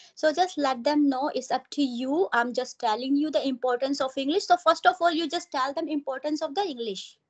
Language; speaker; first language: English; non-native, local second language; Hindi